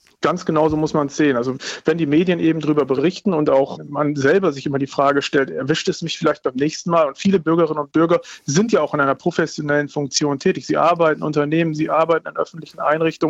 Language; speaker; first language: German; native; German